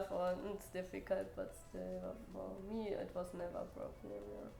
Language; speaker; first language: English; non-native, fluent; German